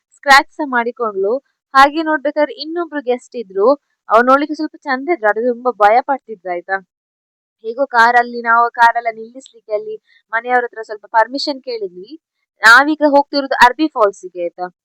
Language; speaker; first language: Kannada; non-native, local second language; Tulu